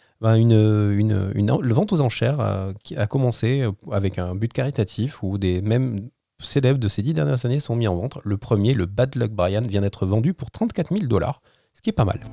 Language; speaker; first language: French; native; French